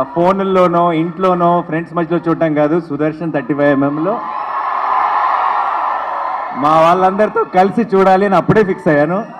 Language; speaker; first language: Telugu; native; Telugu